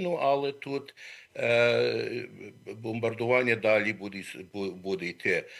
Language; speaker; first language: Ukrainian; early bilingual, heritage; Ukrainian